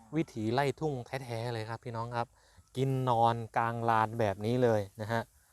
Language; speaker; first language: Thai; native; Thai